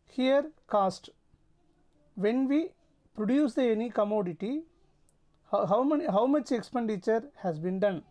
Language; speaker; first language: English; non-native, local second language; Tamil